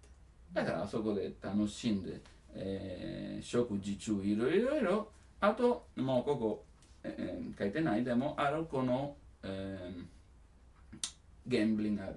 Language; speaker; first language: Japanese; non-native, learner; Italian